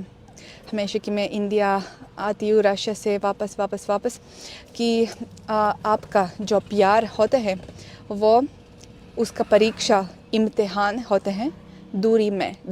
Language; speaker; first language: Hindi; non-native, fluent; Russian